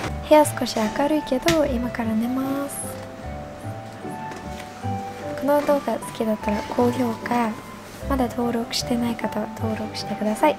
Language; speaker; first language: Japanese; non-native, fluent; English